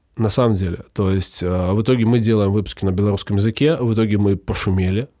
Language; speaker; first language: Russian; native; Russian